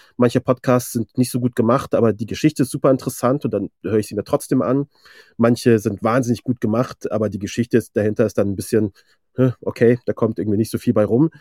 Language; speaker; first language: German; early bilingual, other home language; Persian